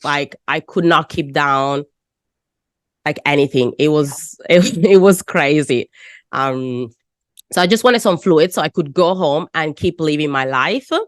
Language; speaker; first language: English; non-native, fluent; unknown